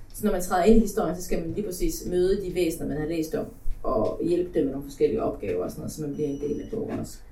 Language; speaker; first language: Danish; early bilingual, other home language; Polish